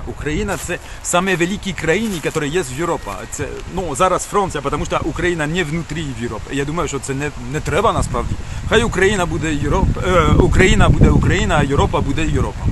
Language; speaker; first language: Ukrainian; non-native, learner; French